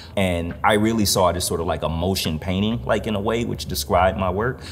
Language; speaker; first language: English; native; English